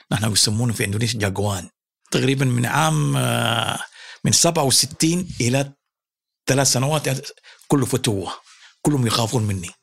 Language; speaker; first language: Arabic; early bilingual, other home language; Indonesian